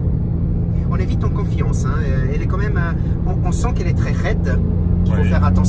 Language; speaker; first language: French; native; French